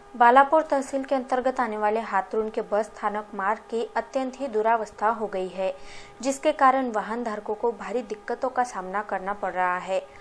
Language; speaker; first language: Hindi; non-native, local second language; Marathi